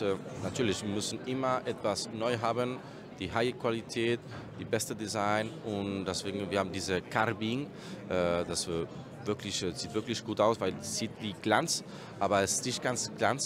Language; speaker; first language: German; non-native, learner; Spanish